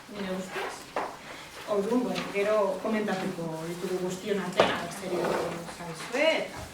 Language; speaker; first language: Basque; non-native, fluent; Catalan